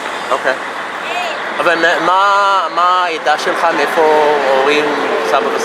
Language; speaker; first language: Hebrew; non-native, fluent; English